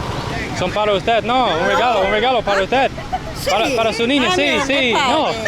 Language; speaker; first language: Spanish; non-native, learner; English